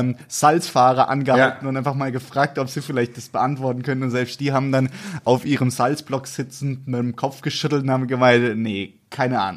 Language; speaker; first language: German; native; German